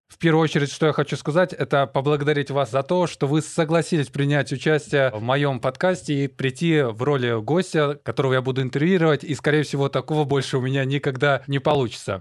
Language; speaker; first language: Russian; native; Russian